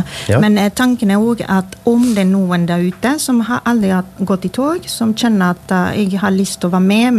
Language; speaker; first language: Norwegian; non-native, fluent; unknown